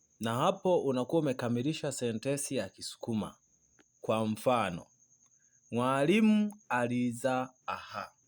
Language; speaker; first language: Swahili; non-native, local second language; Sukuma